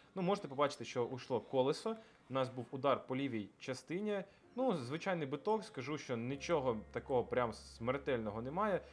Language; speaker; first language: Ukrainian; non-native, local second language; Russian